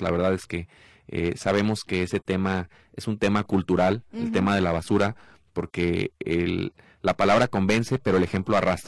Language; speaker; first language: Spanish; native; Spanish